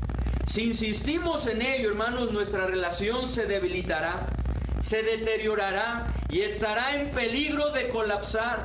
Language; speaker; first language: Spanish; native; Spanish